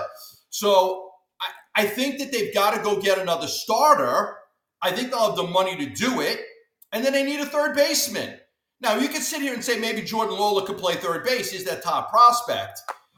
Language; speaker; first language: English; native; English